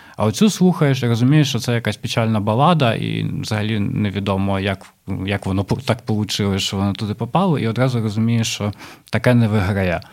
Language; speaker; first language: Ukrainian; non-native, local second language; Russian